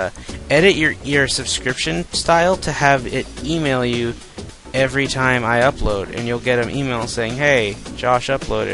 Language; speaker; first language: English; native; English